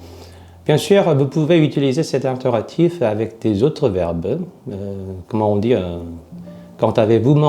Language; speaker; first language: French; non-native, fluent; Korean